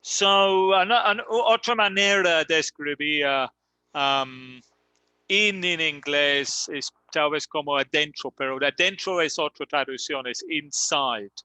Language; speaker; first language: Spanish; non-native, learner; English